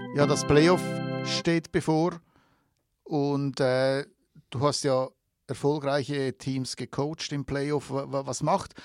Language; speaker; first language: German; native; German